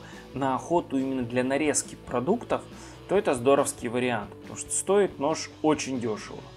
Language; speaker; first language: Russian; native; Russian